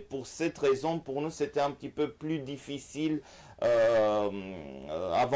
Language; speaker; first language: French; non-native, fluent; Romanian